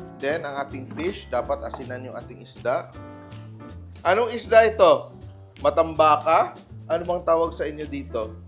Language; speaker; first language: Filipino; non-native, local second language; Cebuano